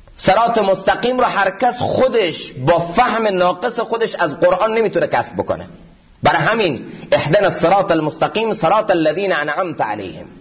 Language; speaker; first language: Persian; native; Persian